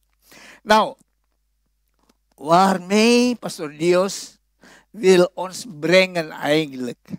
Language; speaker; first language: Dutch; non-native, fluent; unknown